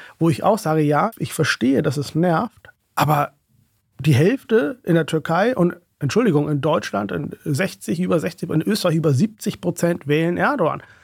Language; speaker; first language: German; early bilingual, other home language; Urdu